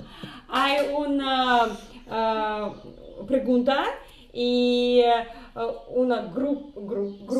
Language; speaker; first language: Spanish; non-native, learner; Russian